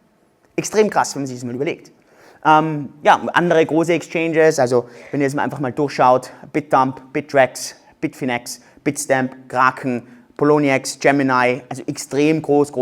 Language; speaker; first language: German; native; German